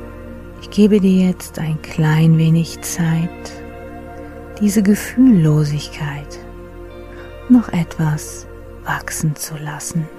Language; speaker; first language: German; native; German